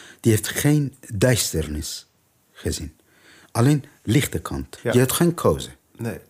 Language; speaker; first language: Dutch; non-native, learner; Persian